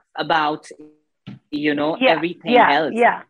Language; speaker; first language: English; non-native, local second language; Nepali